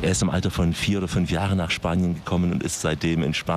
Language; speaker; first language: German; native; German